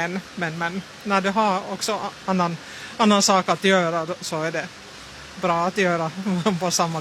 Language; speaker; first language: Swedish; non-native, local second language; Finnish